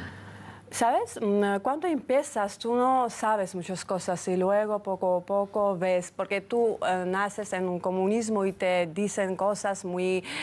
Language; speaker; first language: Spanish; non-native, fluent; Georgian